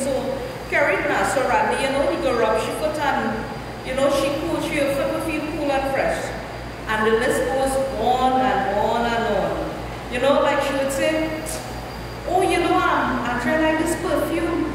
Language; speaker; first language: English; native; English